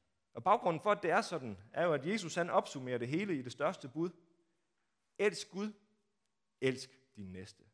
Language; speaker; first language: Danish; native; Danish